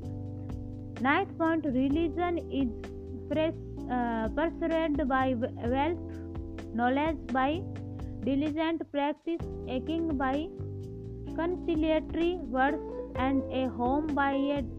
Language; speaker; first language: English; non-native, local second language; Hindi